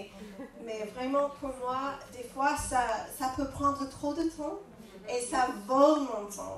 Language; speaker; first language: French; non-native, fluent; English